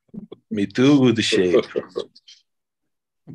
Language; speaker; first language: English; non-native, learner; Italian